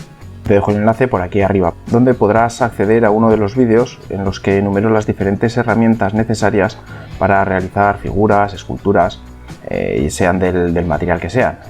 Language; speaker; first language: Spanish; native; Spanish